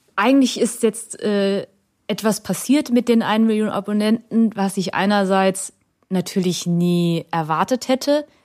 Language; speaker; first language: German; early bilingual, other home language; Vietnamese